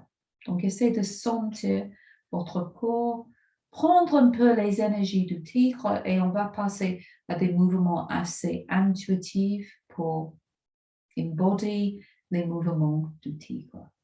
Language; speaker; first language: French; non-native, fluent; English